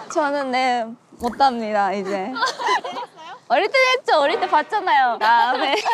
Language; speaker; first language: Korean; non-native, fluent; Japanese